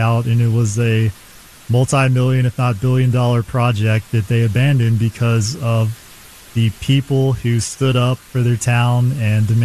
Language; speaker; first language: English; native; English